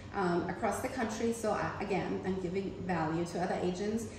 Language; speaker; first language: English; non-native, fluent; German